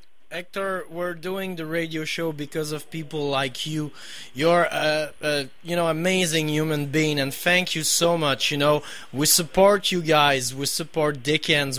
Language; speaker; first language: English; non-native, fluent; French